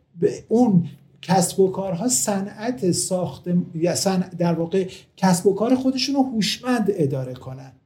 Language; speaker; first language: Persian; native; Persian